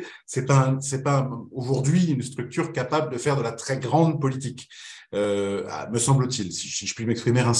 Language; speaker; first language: French; native; French